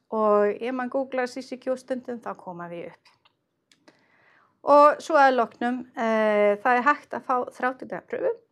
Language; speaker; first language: Icelandic; non-native, fluent; Swedish